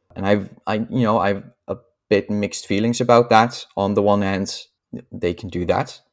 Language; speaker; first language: English; non-native, fluent; Dutch